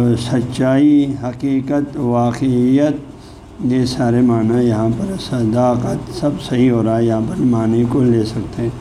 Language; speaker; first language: Urdu; non-native, local second language; Balti